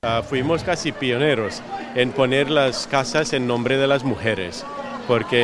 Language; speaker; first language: Spanish; early bilingual, heritage; Spanish